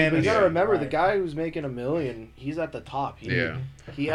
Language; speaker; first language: English; native; English